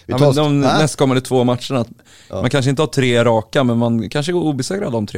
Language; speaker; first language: Swedish; native; Swedish